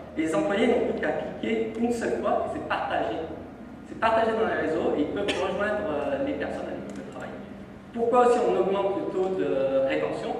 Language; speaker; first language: French; native; French